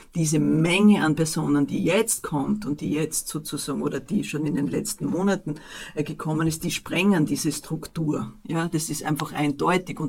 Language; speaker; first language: German; native; German